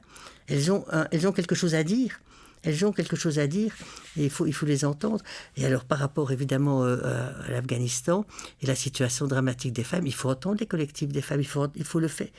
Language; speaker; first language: French; native; French